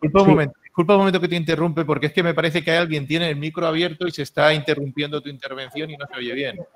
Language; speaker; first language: Spanish; native; Spanish